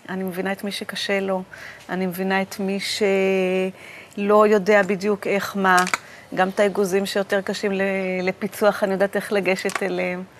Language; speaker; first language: Hebrew; native; Hebrew